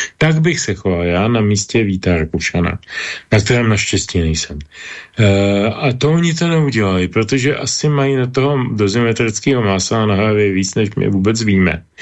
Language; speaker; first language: Czech; native; Czech